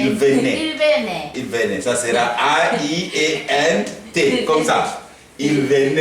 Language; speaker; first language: French; non-native, fluent; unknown